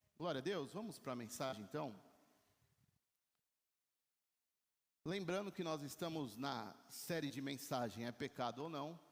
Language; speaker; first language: Portuguese; native; Portuguese